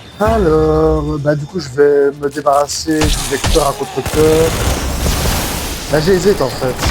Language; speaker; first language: French; native; French